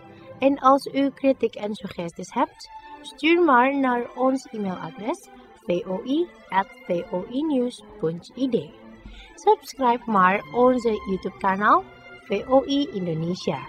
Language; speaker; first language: Dutch; non-native, fluent; Indonesian